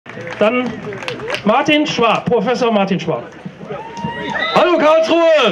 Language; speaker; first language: German; native; German